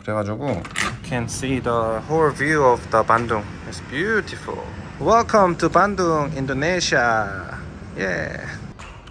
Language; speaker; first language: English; non-native, learner; Korean